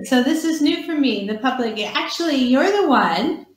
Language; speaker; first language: English; native; English